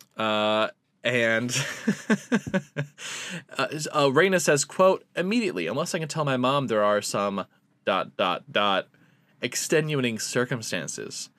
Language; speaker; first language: English; native; English